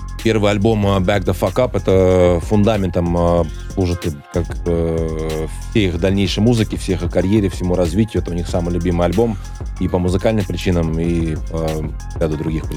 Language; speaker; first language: Russian; native; Russian